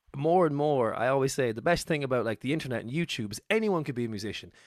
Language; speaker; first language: English; native; English